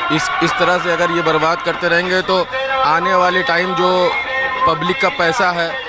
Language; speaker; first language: Hindi; native; Hindi